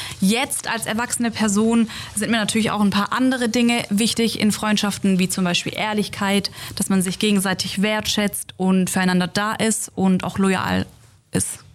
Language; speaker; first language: German; native; German